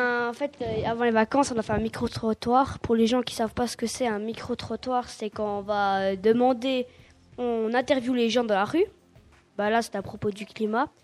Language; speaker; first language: French; native; French